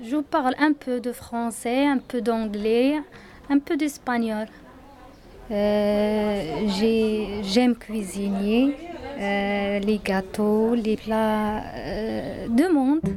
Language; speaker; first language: French; non-native, learner; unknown